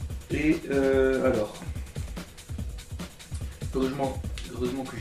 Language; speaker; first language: French; native; French